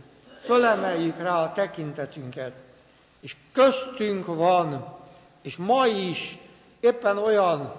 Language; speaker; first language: Hungarian; native; Hungarian